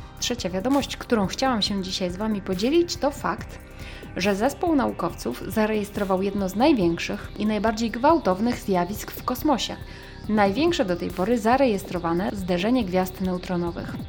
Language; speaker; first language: Polish; native; Polish